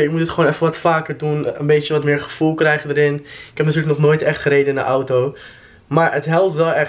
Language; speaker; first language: Dutch; native; Dutch